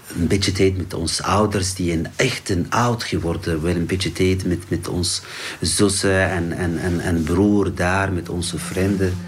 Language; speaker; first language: Dutch; non-native, learner; Arabic